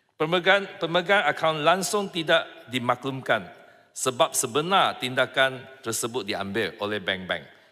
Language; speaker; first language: Malay; non-native, local second language; Chinese